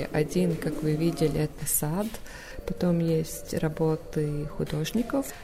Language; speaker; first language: Russian; non-native, local second language; Latvian